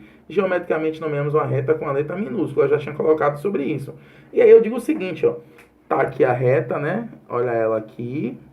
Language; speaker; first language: Portuguese; native; Portuguese